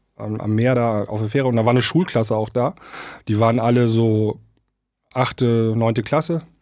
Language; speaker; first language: German; native; German